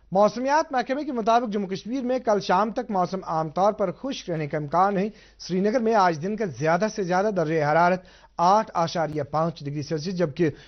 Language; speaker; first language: Urdu; non-native, local second language; Kashmiri